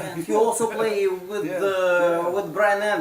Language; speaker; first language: English; non-native, learner; Russian